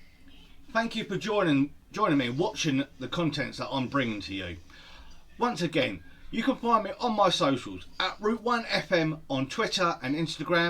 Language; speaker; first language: English; native; English